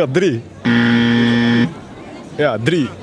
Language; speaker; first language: Dutch; native; Dutch